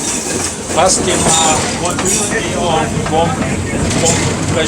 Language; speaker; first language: French; non-native, learner; German